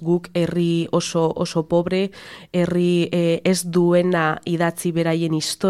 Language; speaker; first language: Basque; non-native, local second language; Spanish